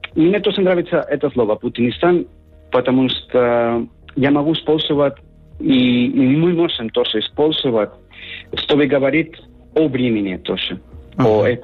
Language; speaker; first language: Russian; non-native, fluent; Spanish